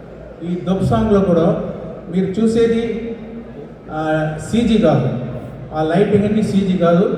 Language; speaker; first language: Telugu; non-native, local second language; Tamil